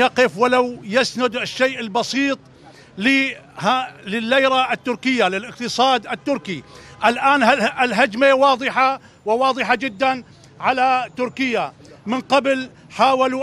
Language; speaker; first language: Arabic; native; Arabic